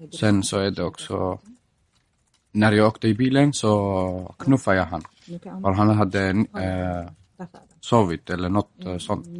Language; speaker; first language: Swedish; non-native, fluent; Arabic